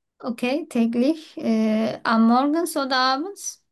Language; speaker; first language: German; non-native, learner; Turkish